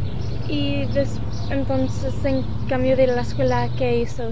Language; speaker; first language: Spanish; early bilingual, heritage; Spanish